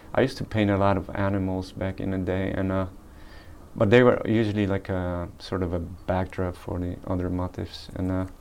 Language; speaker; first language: English; early bilingual, other home language; Polish